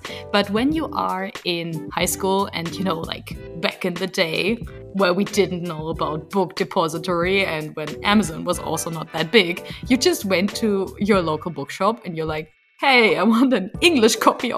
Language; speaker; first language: English; non-native, fluent; German